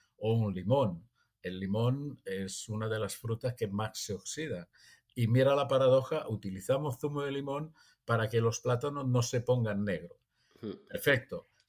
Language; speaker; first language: Spanish; non-native, fluent; Italian